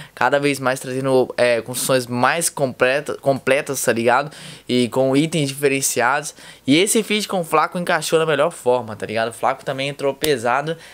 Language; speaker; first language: Portuguese; native; Portuguese